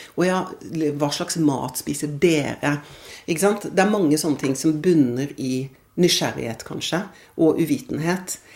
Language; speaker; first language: Norwegian; early bilingual, other home language; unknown